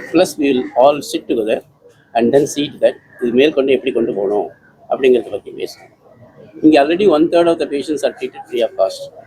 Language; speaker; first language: Tamil; native; Tamil